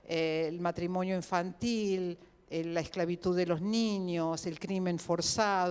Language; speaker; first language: Spanish; native; Spanish